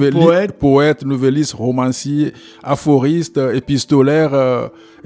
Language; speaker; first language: French; non-native, local second language; Ewe